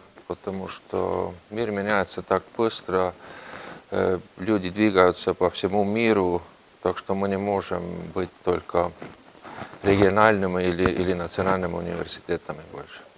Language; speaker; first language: Russian; non-native, fluent; Estonian